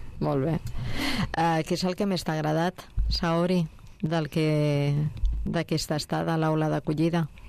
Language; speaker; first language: Catalan; native; Catalan